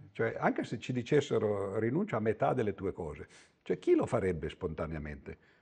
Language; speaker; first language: Italian; native; Italian